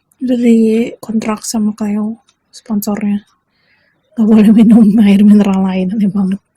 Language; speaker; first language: Indonesian; native; Indonesian